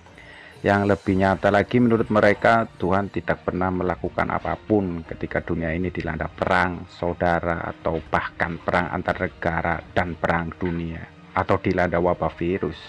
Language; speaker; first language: Indonesian; native; Indonesian